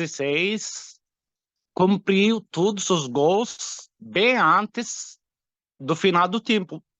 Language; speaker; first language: Portuguese; non-native, fluent; Arabic